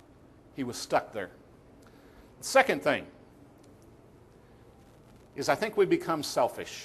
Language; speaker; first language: English; native; English